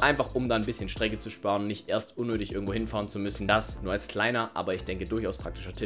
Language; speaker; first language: German; native; German